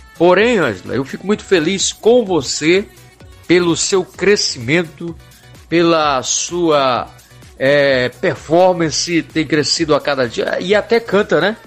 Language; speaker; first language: Portuguese; native; Portuguese